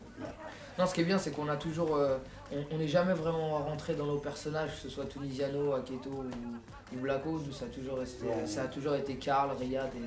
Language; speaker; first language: French; native; French